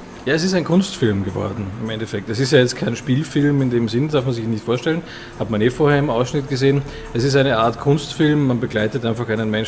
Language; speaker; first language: German; native; German